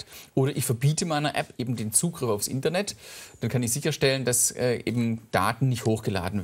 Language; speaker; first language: German; native; German